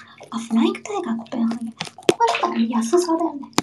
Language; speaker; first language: Japanese; early bilingual, heritage; Japanese